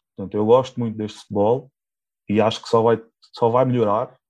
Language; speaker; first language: Portuguese; native; Portuguese